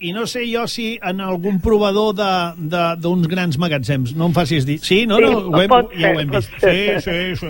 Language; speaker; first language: Catalan; native; Catalan